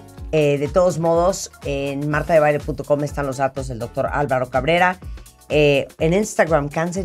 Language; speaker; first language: Spanish; native; Spanish